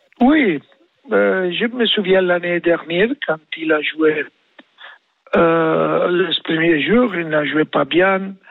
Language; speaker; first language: French; non-native, learner; Spanish